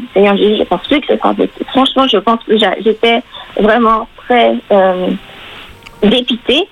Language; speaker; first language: French; native; French